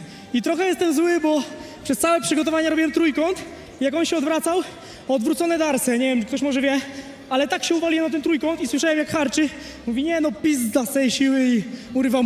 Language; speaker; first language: Polish; native; Polish